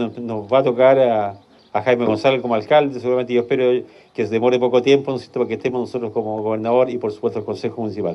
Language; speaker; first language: Spanish; native; Spanish